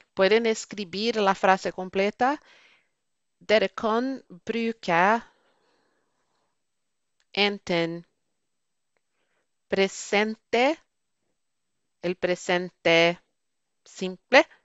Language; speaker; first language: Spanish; non-native, fluent; Portuguese